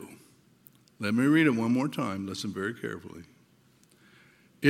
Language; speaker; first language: English; native; English